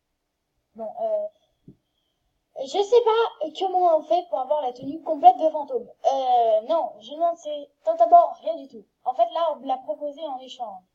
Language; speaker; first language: French; native; French